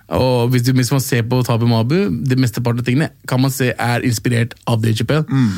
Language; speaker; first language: Norwegian; early bilingual, other home language; Somali